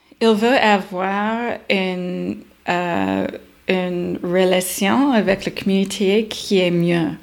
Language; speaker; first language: French; non-native, learner; English